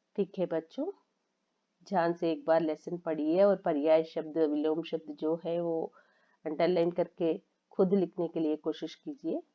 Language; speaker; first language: Hindi; non-native, local second language; Telugu